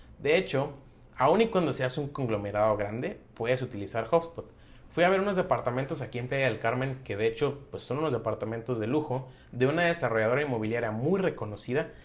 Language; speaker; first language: Spanish; native; Spanish